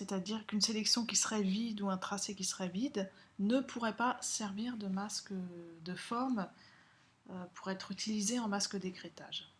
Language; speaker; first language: French; native; French